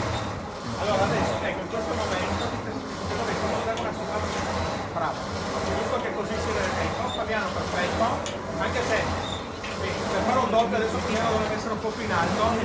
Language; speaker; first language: Italian; native; Italian